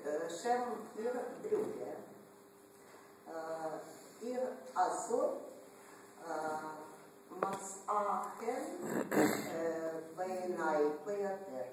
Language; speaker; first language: Hebrew; non-native, learner; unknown